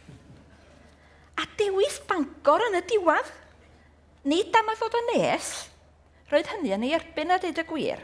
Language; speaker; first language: Welsh; native; Welsh